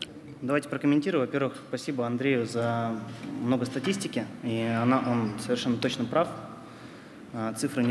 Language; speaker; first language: Russian; native; Russian